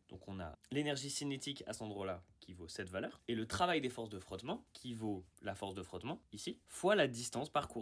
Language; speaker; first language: French; native; French